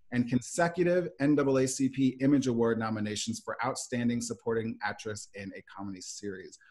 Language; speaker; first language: English; native; English